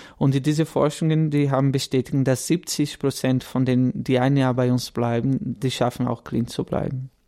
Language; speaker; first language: German; non-native, fluent; Portuguese